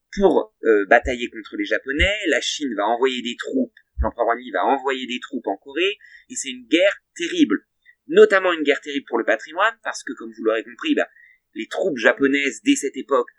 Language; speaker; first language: French; native; French